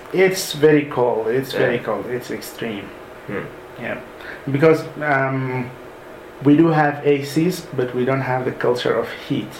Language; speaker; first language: English; non-native, fluent; Arabic